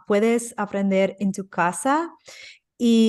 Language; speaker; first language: Spanish; non-native, fluent; English